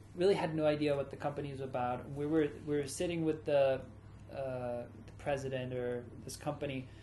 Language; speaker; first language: English; early bilingual, other home language; German